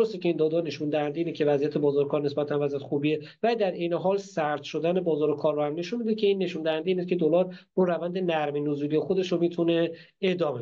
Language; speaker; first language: Persian; native; Persian